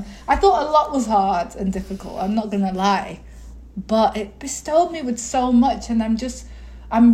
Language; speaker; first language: English; native; English